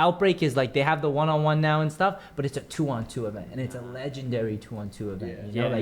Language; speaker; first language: English; native; English